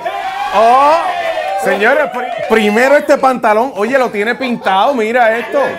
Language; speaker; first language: Spanish; native; Spanish